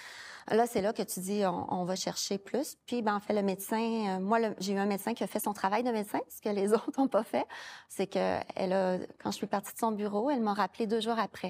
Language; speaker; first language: French; native; French